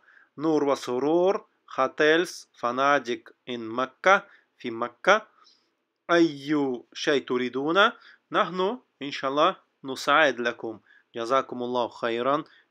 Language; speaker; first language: Arabic; non-native, learner; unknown